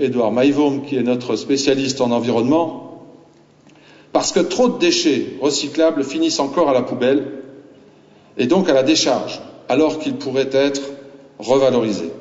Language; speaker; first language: French; native; French